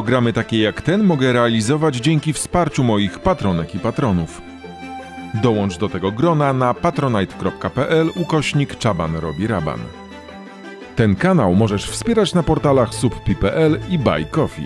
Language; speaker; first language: Polish; native; Polish